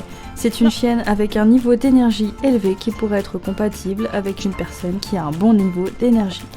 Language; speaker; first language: French; native; French